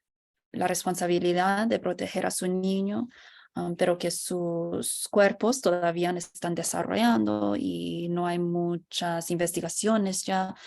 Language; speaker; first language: Spanish; non-native, fluent; English